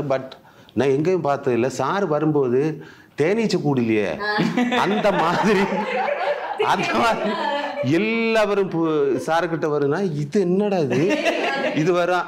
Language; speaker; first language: Tamil; non-native, learner; Malayalam